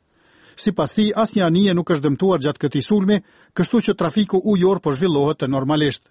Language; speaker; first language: Albanian; native; Albanian